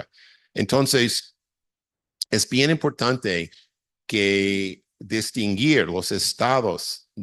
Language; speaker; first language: Spanish; non-native, fluent; English